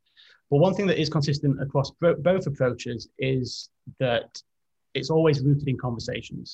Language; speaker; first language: English; native; English